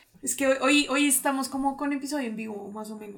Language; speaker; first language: Spanish; native; Spanish